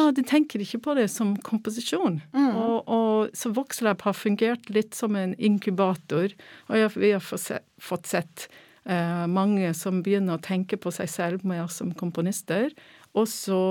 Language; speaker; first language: Norwegian; non-native, fluent; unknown